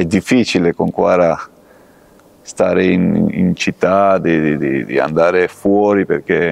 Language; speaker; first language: Italian; non-native, fluent; Georgian